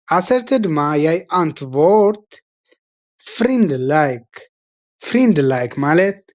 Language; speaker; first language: Dutch; non-native, fluent; Tigrinya